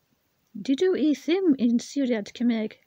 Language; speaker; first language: Welsh; non-native, learner; English